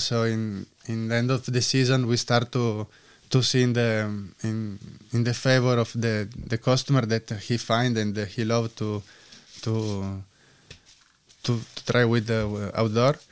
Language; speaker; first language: English; non-native, learner; Italian